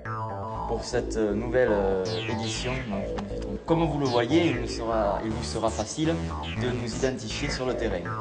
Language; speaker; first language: French; native; French